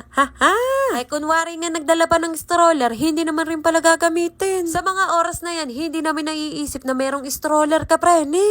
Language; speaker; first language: Filipino; native; Filipino